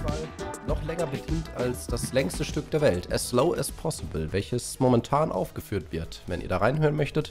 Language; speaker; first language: German; native; German